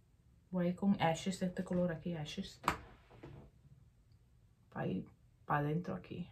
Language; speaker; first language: Spanish; early bilingual, heritage; Spanish